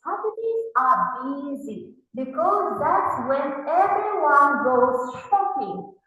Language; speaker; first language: English; non-native, fluent; Kazakh